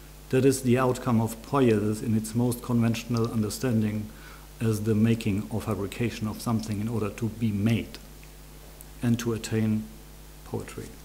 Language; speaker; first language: English; non-native, fluent; German